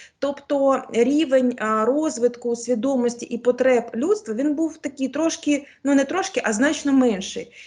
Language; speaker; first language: Ukrainian; non-native, local second language; Russian